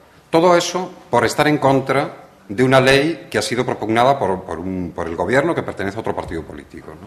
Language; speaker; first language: Spanish; native; Spanish